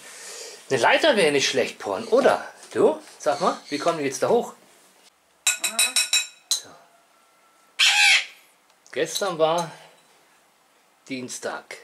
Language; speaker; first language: German; native; German